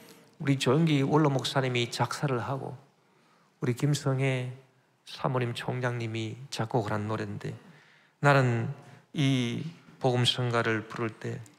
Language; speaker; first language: Korean; native; Korean